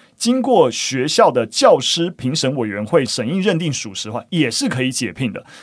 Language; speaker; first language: Chinese; native; Chinese